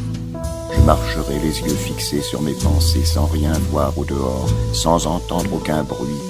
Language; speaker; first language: French; native; French